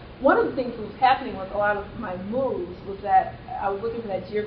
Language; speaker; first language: English; native; English